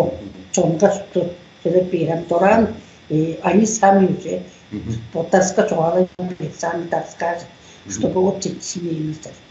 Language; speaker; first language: Russian; non-native, local second language; Tuvinian